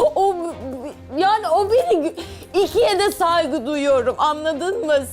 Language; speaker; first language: Turkish; native; Turkish